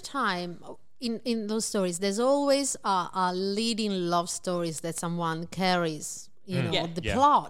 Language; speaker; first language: English; non-native, fluent; Italian